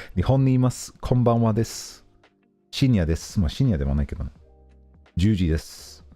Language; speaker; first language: Japanese; non-native, learner; English